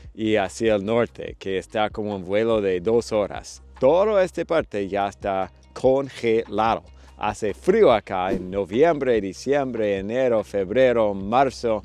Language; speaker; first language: Spanish; non-native, fluent; English